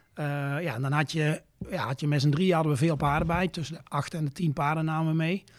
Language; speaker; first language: Dutch; native; Dutch